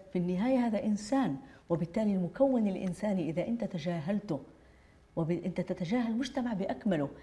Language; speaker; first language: Arabic; native; Arabic